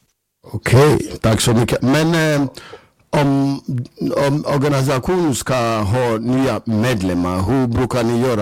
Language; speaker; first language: Swedish; non-native, fluent; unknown